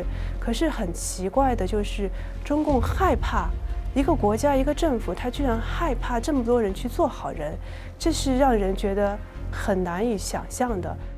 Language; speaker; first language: Chinese; native; Chinese